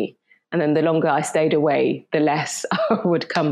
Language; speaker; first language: English; native; English